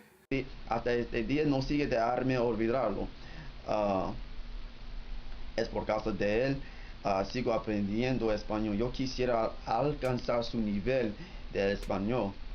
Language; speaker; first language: Spanish; non-native, learner; English